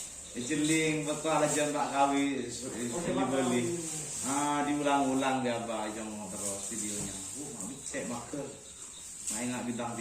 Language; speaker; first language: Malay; non-native, local second language; Madurese